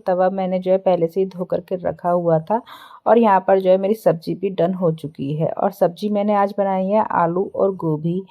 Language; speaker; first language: Hindi; native; Hindi